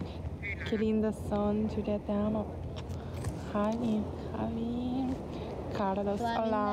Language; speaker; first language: Spanish; non-native, learner; Ukrainian